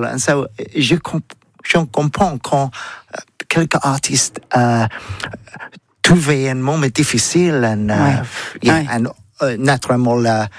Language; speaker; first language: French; non-native, learner; English